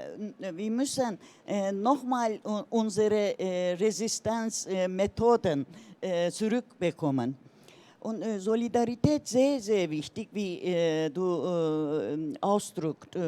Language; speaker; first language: German; non-native, learner; Turkish